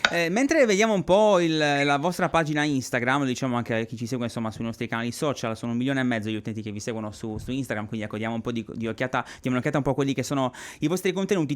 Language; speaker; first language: Italian; native; Italian